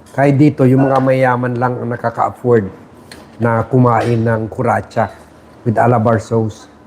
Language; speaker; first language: Filipino; non-native, local second language; Chavacano